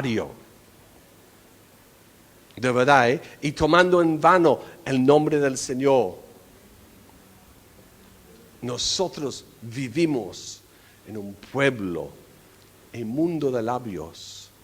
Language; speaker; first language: Spanish; non-native, fluent; English